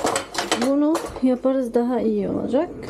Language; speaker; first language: Turkish; non-native, learner; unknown